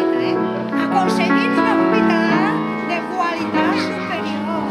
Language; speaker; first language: Catalan; non-native, local second language; Spanish